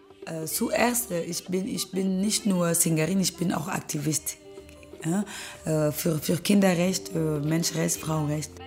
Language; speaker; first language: German; non-native, learner; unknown